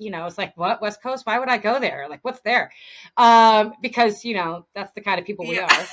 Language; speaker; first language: English; native; English